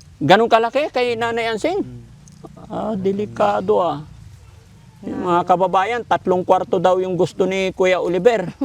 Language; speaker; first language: Filipino; native; Filipino